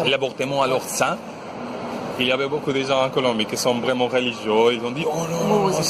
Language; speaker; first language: French; non-native, fluent; Spanish